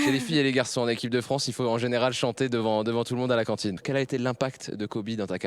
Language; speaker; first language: French; native; French